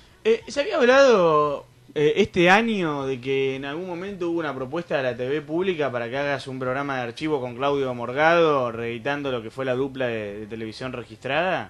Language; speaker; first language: Spanish; native; Spanish